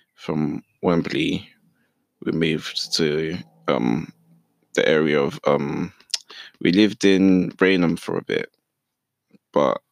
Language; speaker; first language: English; early bilingual, other home language; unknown